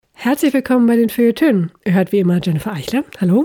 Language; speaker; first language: German; native; German